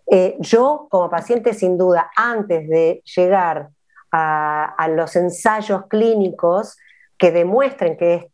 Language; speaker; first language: Spanish; native; Spanish